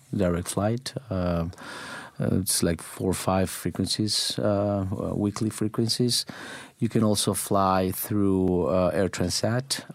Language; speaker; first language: English; non-native, fluent; Spanish